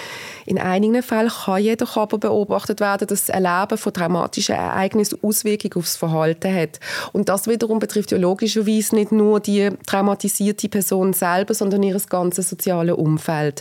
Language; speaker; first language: German; native; German